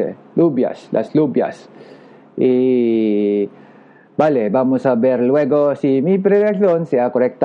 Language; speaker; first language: Spanish; non-native, learner; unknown